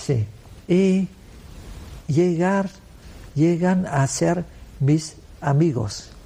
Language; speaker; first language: Spanish; non-native, learner; Vietnamese